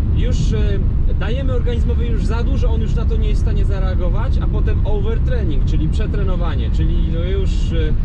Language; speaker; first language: Polish; native; Polish